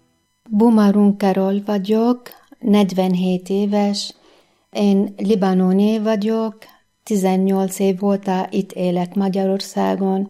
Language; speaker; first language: Hungarian; non-native, fluent; Arabic